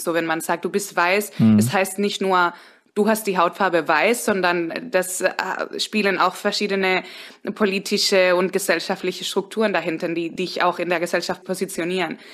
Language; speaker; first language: German; early bilingual, heritage; Spanish